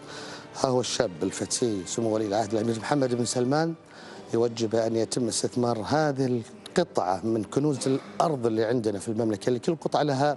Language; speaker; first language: Arabic; native; Arabic